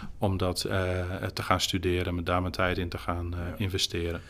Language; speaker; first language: Dutch; native; Dutch